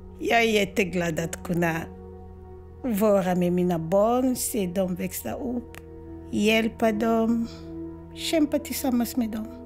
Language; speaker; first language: Swedish; non-native, fluent; Lingala